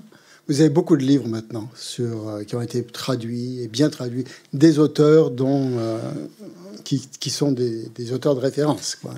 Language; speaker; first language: French; native; French